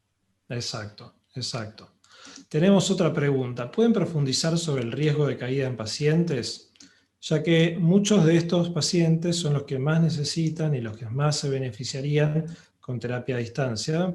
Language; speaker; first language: Spanish; native; Spanish